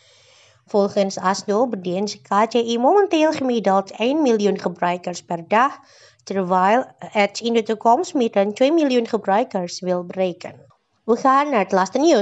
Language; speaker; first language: Dutch; non-native, fluent; Indonesian